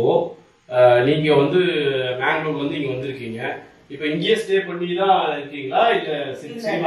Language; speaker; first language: Tamil; native; Tamil